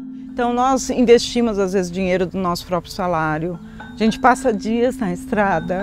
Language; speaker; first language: Portuguese; native; Portuguese